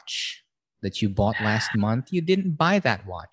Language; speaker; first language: English; non-native, local second language; Filipino